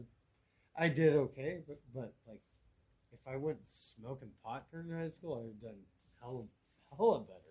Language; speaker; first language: English; native; English